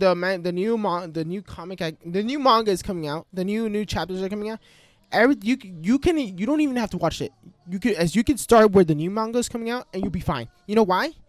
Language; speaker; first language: English; early bilingual, other home language; Spanish